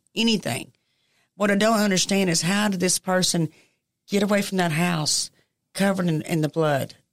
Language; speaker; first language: English; native; English